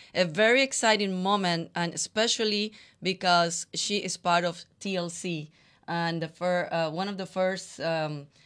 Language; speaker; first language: English; non-native, fluent; Spanish